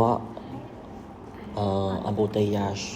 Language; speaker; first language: French; non-native, learner; Khmer